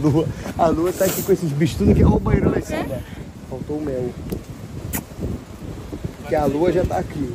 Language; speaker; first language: Portuguese; native; Portuguese